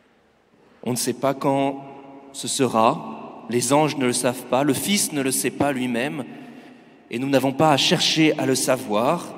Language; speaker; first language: French; native; French